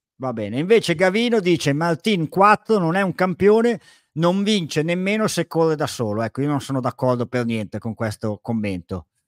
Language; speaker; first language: Italian; native; Italian